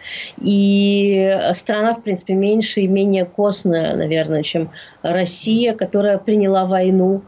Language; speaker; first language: Russian; native; Russian